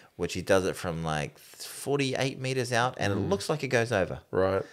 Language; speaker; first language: English; native; English